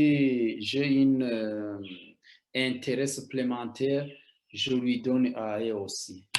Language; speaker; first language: French; non-native, local second language; Rundi